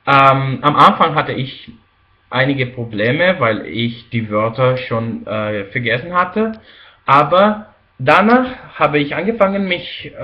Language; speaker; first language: German; non-native, fluent; Spanish